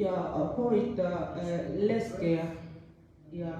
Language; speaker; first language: Finnish; non-native, fluent; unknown